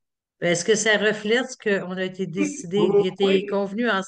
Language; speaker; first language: French; native; French